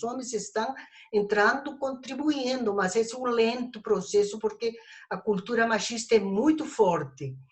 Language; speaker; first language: Portuguese; non-native, fluent; Spanish